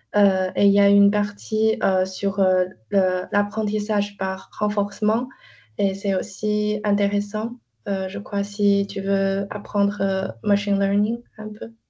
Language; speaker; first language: French; non-native, learner; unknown